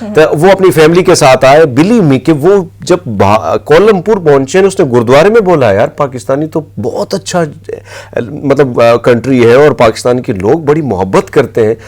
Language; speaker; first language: Urdu; non-native, local second language; Pashto